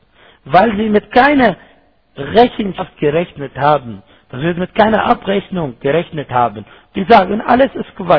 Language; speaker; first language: German; non-native, fluent; Arabic